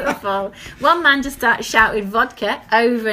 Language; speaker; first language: English; native; English